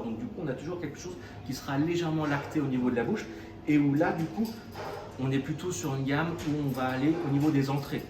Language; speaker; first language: French; native; French